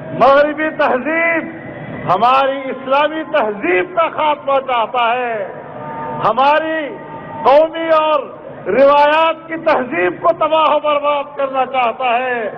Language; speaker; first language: Urdu; non-native, local second language; Pashto